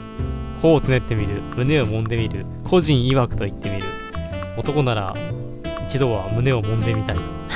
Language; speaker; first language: Japanese; native; Japanese